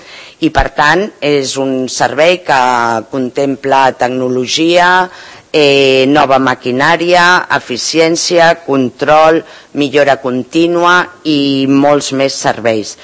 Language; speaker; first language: Catalan; native; Catalan